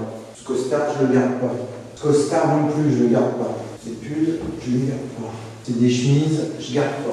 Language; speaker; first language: French; native; French